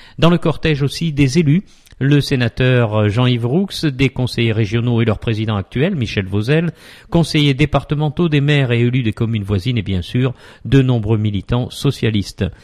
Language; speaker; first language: French; native; French